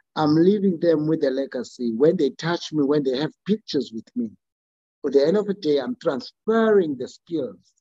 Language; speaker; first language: English; non-native, local second language; Xhosa